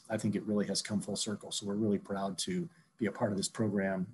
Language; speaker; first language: English; native; English